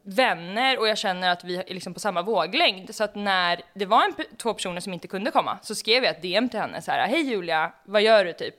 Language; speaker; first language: Swedish; native; Swedish